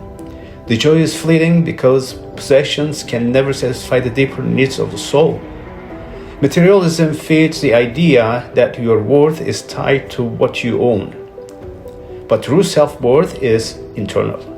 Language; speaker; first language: English; non-native, fluent; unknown